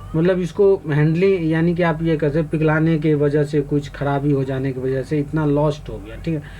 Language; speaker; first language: Hindi; native; Hindi